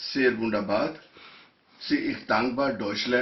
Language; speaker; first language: German; non-native, learner; Urdu